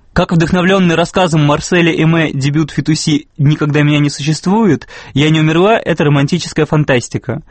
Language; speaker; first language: Russian; native; Russian